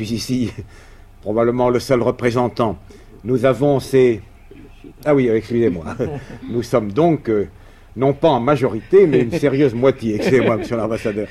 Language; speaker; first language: French; native; French